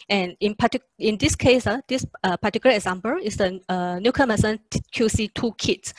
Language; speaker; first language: English; non-native, local second language; Chinese